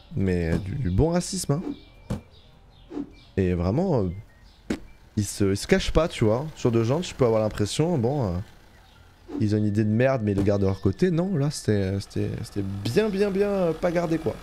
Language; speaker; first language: French; native; French